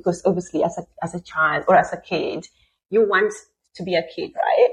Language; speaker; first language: English; non-native, local second language; Luo (Kenya and Tanzania)